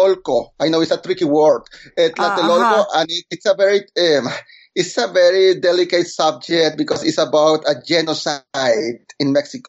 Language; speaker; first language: English; non-native, fluent; Spanish